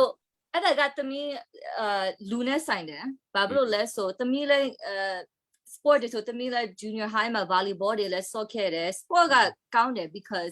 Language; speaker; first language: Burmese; non-native, local second language; Hakha Chin